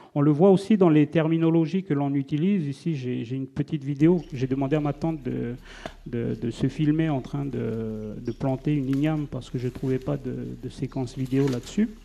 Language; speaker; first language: French; non-native, local second language; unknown